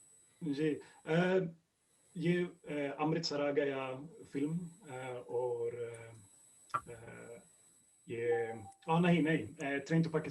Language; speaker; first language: Hindi; non-native, learner; Swedish